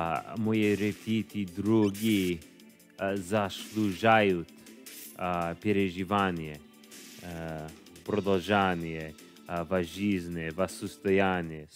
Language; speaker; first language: Russian; non-native, learner; English